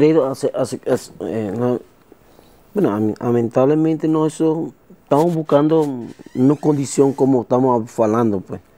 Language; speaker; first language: Portuguese; non-native, learner; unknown